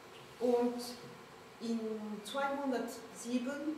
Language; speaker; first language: German; non-native, learner; French